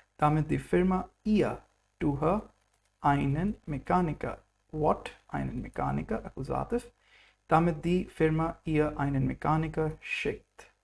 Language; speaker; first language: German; non-native, fluent; English